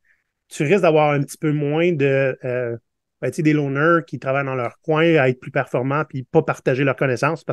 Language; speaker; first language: French; native; French